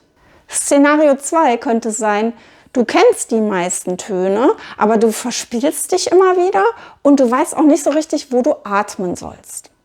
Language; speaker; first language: German; native; German